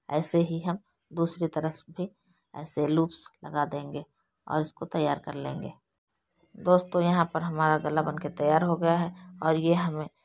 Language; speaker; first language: Hindi; native; Hindi